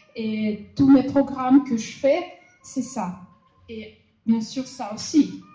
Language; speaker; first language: French; non-native, fluent; Russian